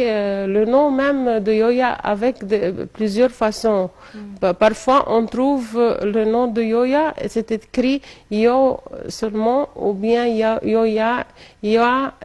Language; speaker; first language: French; non-native, fluent; Arabic